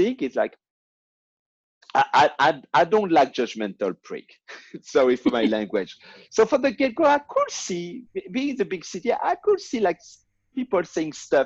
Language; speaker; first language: English; non-native, fluent; French